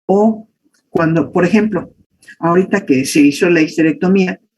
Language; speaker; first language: Spanish; native; Spanish